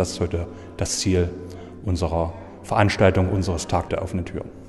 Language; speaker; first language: German; native; German